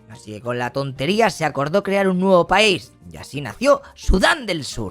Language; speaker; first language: Spanish; native; Spanish